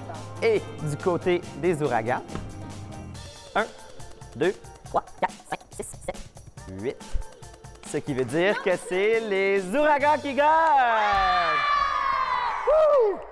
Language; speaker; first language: French; native; French